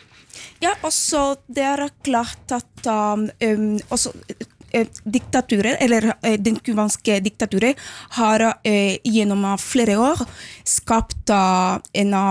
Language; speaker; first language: Norwegian; non-native, fluent; Spanish